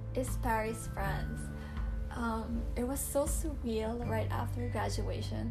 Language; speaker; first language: English; non-native, local second language; Bikol